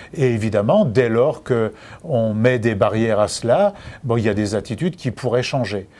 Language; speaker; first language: French; native; French